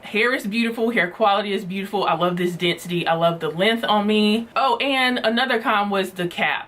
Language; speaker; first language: English; native; English